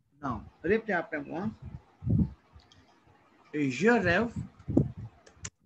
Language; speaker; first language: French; non-native, fluent; Hindi